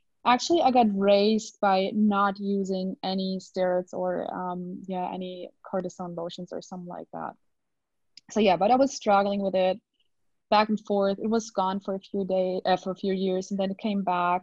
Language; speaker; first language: English; non-native, fluent; German